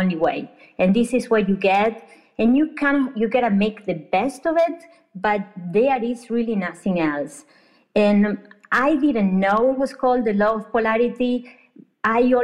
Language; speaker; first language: English; non-native, fluent; Spanish